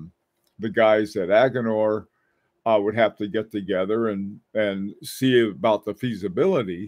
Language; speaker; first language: English; native; English